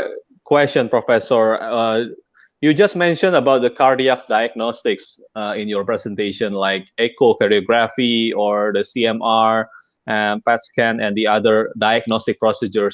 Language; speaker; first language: English; non-native, fluent; Indonesian